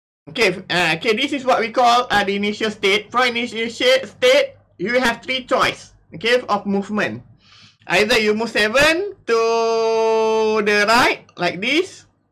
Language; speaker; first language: English; non-native, local second language; Malay